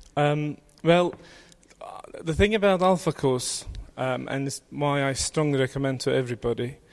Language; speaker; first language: English; non-native, fluent; Turkish